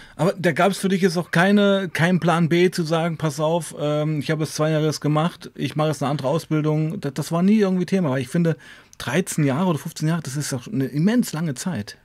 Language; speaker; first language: German; native; German